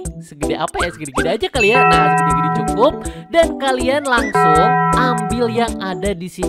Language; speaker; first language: Indonesian; native; Indonesian